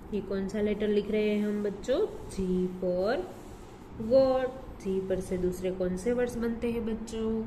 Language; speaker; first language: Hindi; non-native, local second language; Gujarati